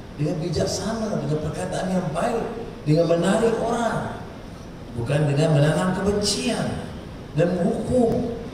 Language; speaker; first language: Malay; native; Malay